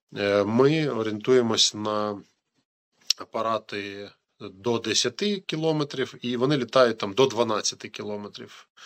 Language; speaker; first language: Ukrainian; native; Ukrainian